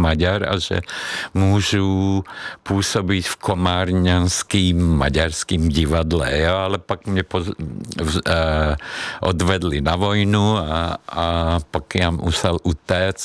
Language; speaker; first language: Czech; non-native, fluent; Hungarian